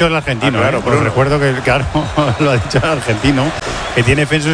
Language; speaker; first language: Spanish; native; Spanish